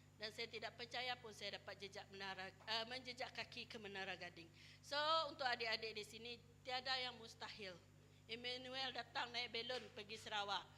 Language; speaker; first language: Malay; non-native, local second language; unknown